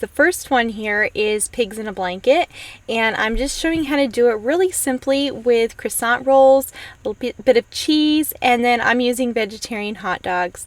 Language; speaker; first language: English; native; English